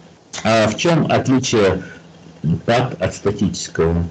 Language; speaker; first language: Russian; native; Russian